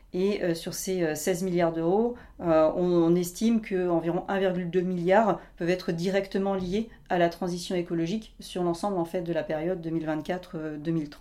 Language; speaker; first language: French; native; French